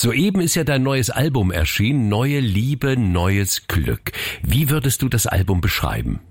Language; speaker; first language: German; native; German